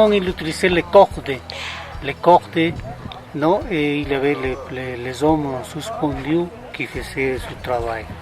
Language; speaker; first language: French; non-native, fluent; Spanish